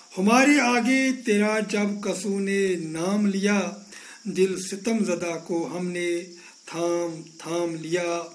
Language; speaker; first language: Urdu; non-native, local second language; Kashmiri